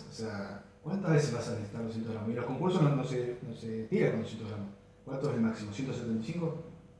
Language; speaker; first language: Spanish; native; Spanish